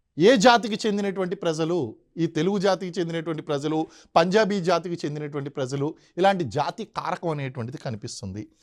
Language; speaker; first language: Telugu; native; Telugu